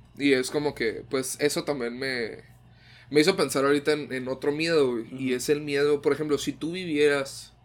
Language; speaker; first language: Spanish; native; Spanish